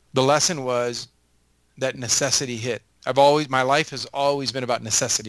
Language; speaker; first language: English; native; English